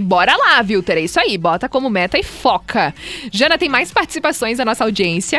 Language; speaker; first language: Portuguese; native; Portuguese